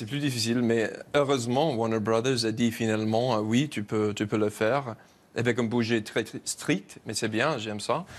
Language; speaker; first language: French; non-native, learner; English